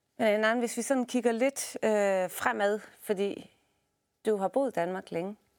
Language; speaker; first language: Danish; native; Danish